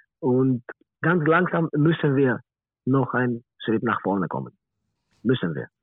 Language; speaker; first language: German; non-native, learner; Greek